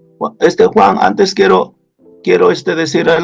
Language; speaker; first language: Spanish; non-native, local second language; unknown